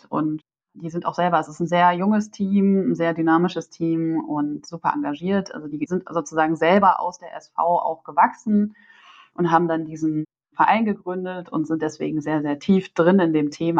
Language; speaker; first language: German; native; German